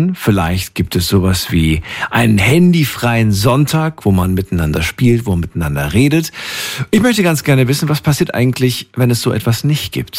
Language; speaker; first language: German; native; German